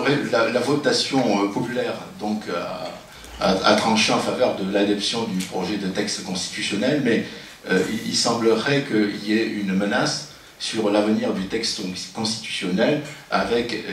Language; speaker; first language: French; native; French